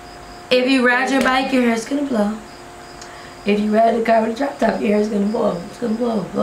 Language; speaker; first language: English; native; English